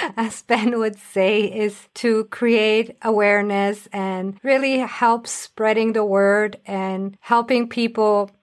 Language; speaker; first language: English; non-native, fluent; German